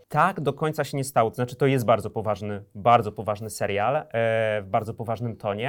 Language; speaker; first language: Polish; native; Polish